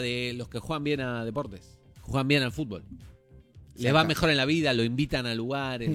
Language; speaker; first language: Spanish; native; Spanish